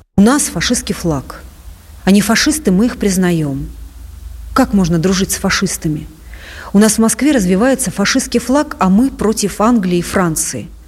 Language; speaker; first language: Russian; native; Russian